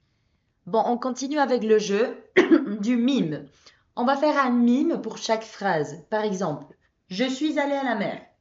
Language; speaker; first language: French; non-native, fluent; Spanish